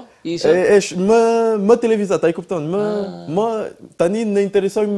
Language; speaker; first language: Albanian; non-native, learner; French